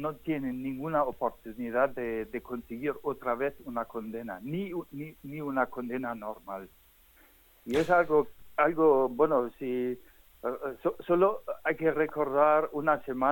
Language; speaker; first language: Spanish; non-native, fluent; German